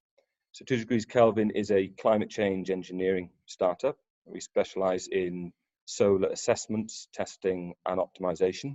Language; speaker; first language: English; native; English